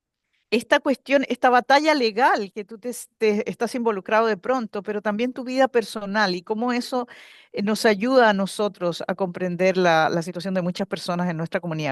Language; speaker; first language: Spanish; native; Spanish